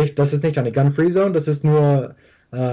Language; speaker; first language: German; early bilingual, heritage; English